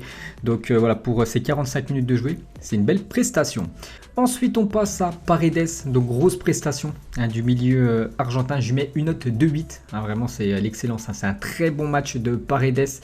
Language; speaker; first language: French; native; French